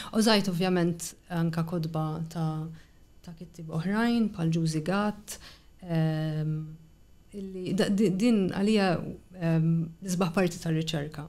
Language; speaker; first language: Maltese; native; Maltese